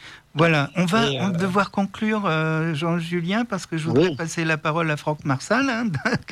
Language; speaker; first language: French; native; French